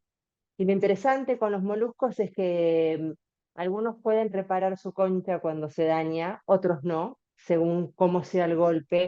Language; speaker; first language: Spanish; native; Spanish